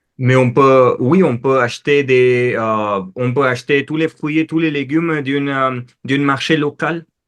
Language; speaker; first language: French; non-native, fluent; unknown